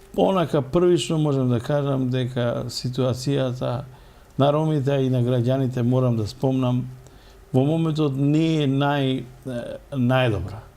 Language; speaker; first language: Macedonian; non-native, local second language; Romany